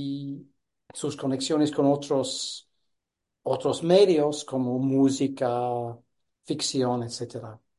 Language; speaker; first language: Spanish; non-native, fluent; English